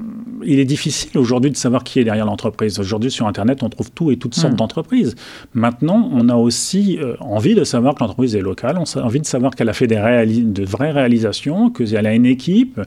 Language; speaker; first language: French; native; French